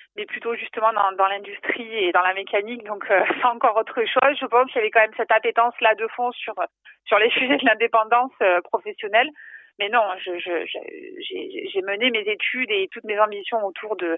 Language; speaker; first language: French; native; French